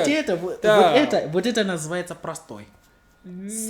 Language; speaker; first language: Russian; non-native, learner; English